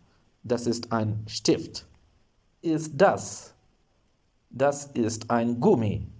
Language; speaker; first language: German; non-native, fluent; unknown